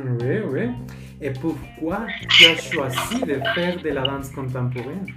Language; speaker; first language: French; non-native, learner; Spanish